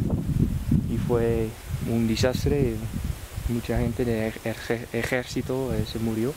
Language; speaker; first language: Spanish; non-native, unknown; Dutch